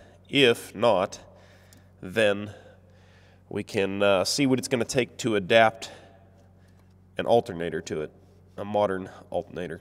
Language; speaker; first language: English; native; English